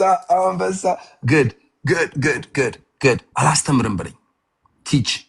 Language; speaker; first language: English; non-native, fluent; Amharic